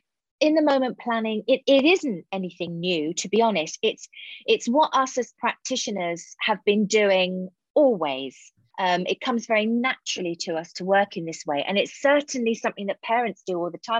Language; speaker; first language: English; native; English